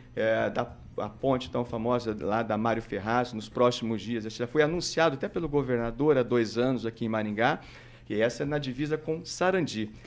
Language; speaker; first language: Portuguese; native; Portuguese